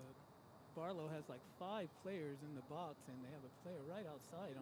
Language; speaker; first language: English; native; English